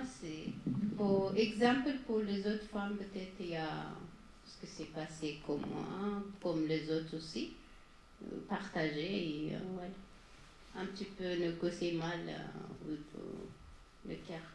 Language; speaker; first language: French; non-native, learner; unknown